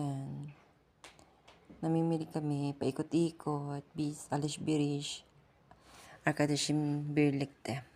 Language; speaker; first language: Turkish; non-native, learner; Filipino